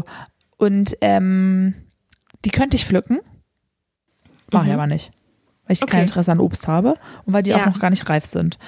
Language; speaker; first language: German; native; German